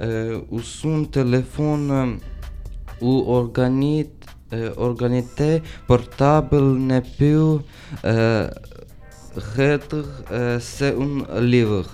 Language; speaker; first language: French; non-native, learner; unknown